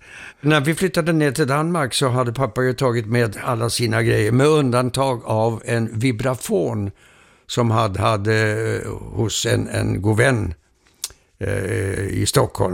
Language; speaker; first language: Swedish; early bilingual, heritage; Swedish